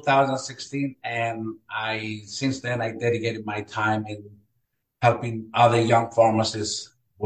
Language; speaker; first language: English; non-native, fluent; Greek